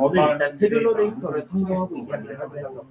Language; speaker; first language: Korean; native; Korean